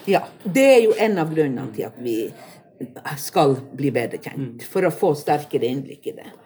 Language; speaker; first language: Norwegian; native; Norwegian